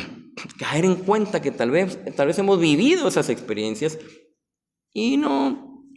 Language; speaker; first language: Spanish; native; Spanish